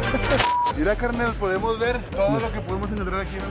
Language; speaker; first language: Spanish; native; Spanish